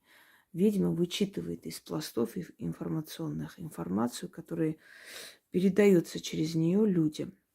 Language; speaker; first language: Russian; native; Russian